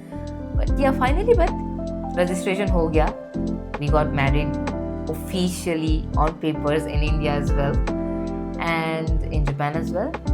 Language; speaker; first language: English; non-native, local second language; Hindi